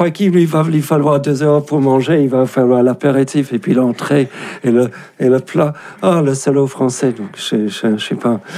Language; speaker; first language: French; non-native, fluent; English